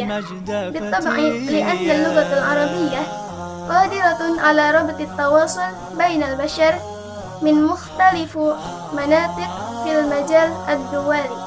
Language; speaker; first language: Arabic; non-native, learner; Indonesian